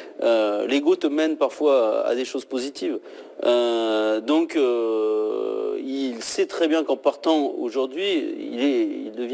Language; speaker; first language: French; native; French